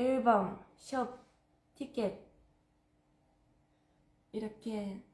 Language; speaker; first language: Korean; non-native, fluent; Japanese